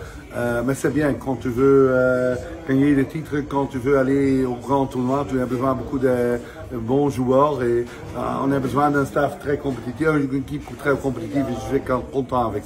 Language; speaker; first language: French; non-native, fluent; Dutch